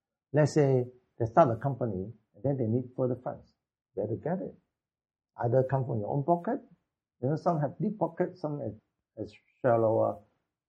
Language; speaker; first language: English; non-native, local second language; Cantonese